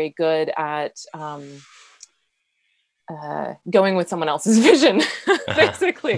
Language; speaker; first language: English; native; English